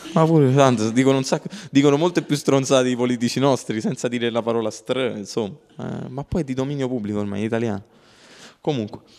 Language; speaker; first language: Italian; native; Italian